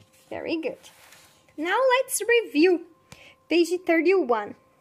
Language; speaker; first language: English; non-native, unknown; Portuguese